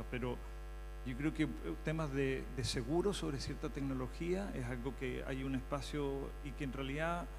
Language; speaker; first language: Spanish; native; Spanish